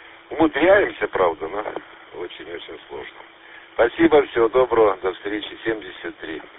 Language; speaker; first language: Russian; native; Russian